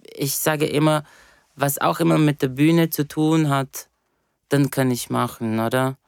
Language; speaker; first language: German; non-native, fluent; Portuguese